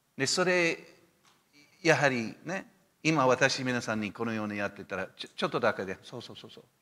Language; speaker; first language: Japanese; non-native, fluent; English